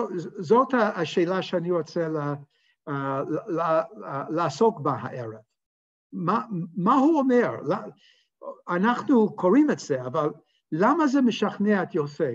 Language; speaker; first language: Hebrew; non-native, fluent; English